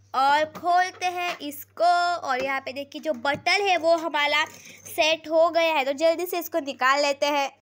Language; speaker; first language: Hindi; non-native, local second language; Marathi